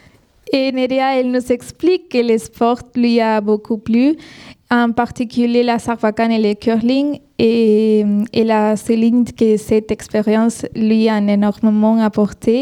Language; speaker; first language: French; non-native, fluent; Spanish